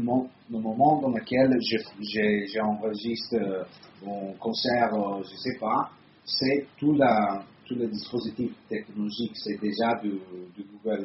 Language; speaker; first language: French; non-native, fluent; Italian